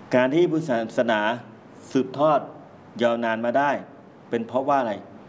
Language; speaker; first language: Thai; native; Thai